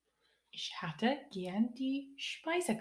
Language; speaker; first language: German; non-native, learner; English